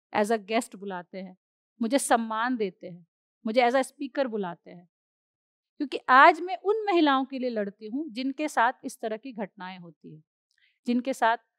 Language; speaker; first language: Hindi; native; Hindi